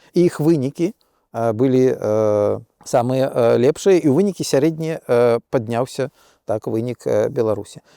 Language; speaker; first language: Belarusian; non-native, local second language; Russian